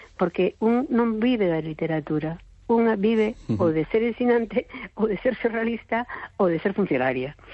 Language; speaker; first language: Galician; non-native, local second language; Spanish